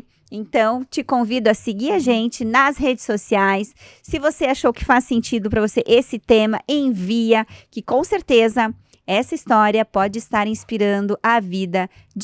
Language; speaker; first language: Portuguese; native; Portuguese